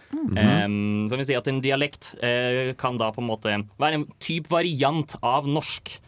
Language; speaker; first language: Norwegian; native; Norwegian